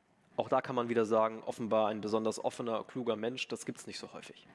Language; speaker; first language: German; native; German